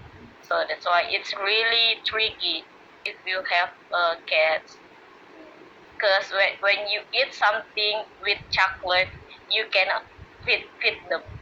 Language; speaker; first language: English; non-native, learner; Indonesian